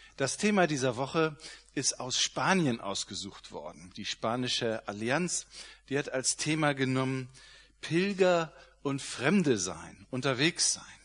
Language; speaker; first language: German; native; German